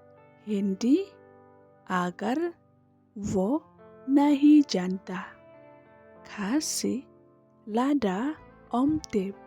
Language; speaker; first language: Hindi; non-native, local second language; Khasi